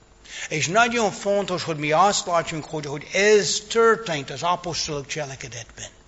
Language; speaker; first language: Hungarian; non-native, fluent; English